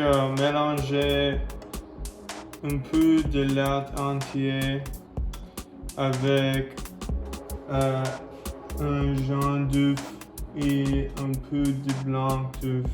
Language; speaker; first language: French; non-native, learner; English